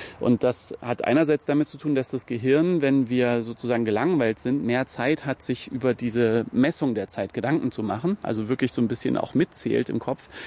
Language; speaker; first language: German; native; German